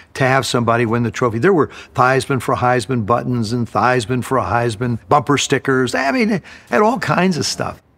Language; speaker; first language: English; native; English